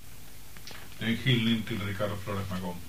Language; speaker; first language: Swedish; non-native, fluent; Spanish